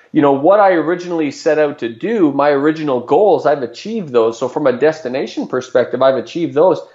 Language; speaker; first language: English; native; English